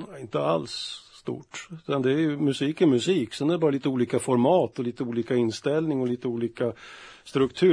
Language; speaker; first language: Swedish; native; Swedish